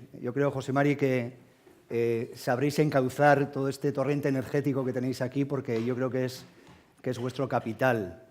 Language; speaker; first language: Spanish; native; Spanish